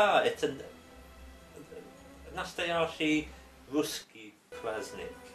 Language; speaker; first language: Russian; non-native, learner; English